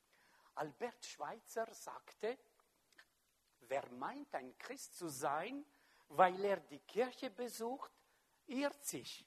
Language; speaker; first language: German; non-native, fluent; French